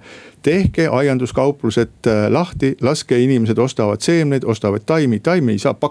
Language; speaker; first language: Estonian; native; Estonian